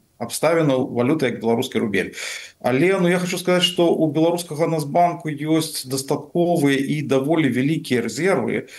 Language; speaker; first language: Belarusian; non-native, local second language; Russian